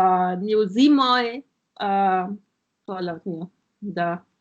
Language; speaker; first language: Russian; non-native, learner; German